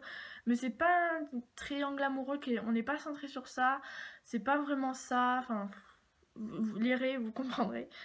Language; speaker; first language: French; native; French